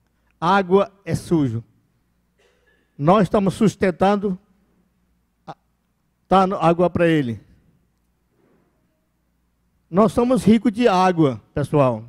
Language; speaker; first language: Portuguese; non-native, local second language; Yanomámi